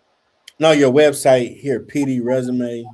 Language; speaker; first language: English; native; English